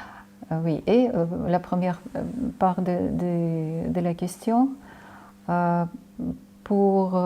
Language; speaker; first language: French; non-native, fluent; Ukrainian